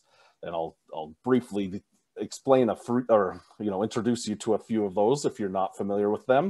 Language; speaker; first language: English; native; English